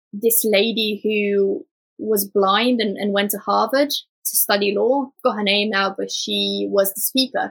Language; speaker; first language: English; early bilingual, other home language; Romanian